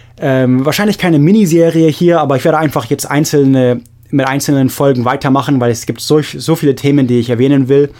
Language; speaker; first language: German; non-native, fluent; English